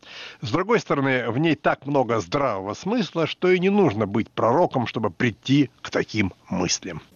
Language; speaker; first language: Russian; native; Russian